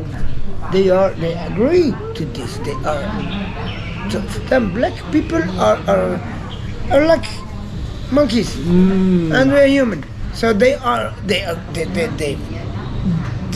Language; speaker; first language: English; non-native, learner; Italian